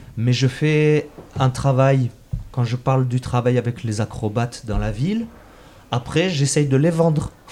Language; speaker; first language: French; native; French